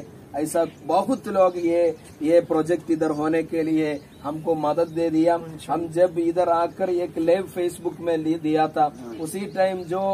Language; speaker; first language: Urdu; non-native, local second language; Malayalam